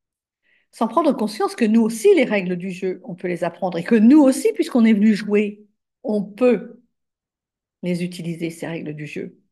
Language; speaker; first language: French; native; French